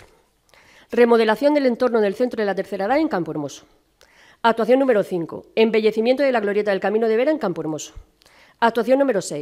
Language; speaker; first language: Spanish; native; Spanish